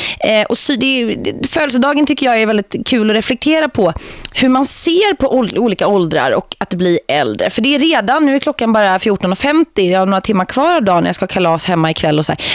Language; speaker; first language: Swedish; native; Swedish